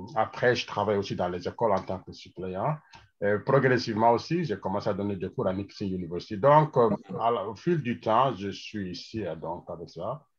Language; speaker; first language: French; non-native, local second language; Wolof